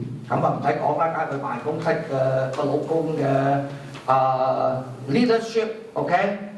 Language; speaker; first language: Cantonese; native; Cantonese